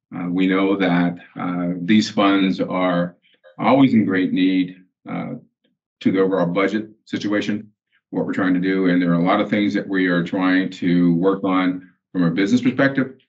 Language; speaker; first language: English; native; English